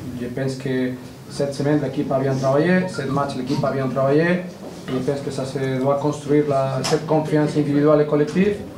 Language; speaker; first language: French; non-native, learner; Spanish